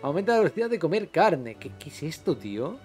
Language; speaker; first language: Spanish; native; Spanish